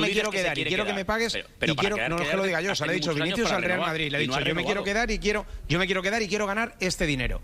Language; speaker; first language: Spanish; native; Spanish